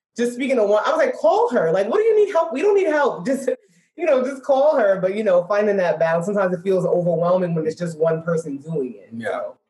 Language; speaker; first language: English; native; English